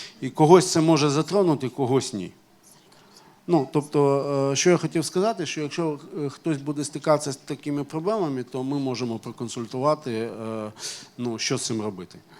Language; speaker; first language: Ukrainian; non-native, local second language; Russian